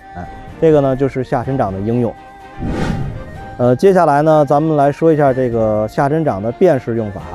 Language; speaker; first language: Chinese; native; Chinese